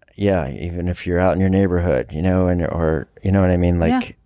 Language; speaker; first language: English; native; English